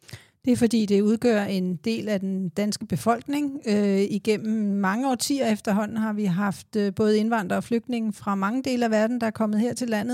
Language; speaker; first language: Danish; native; Danish